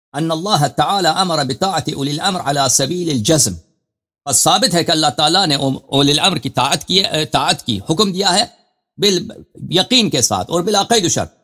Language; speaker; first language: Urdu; non-native, fluent; Persian